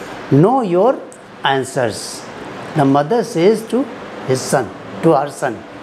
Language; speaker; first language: English; non-native, local second language; Hindi